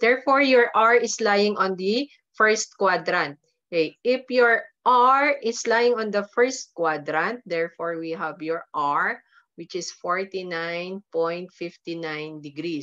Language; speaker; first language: English; non-native, local second language; Filipino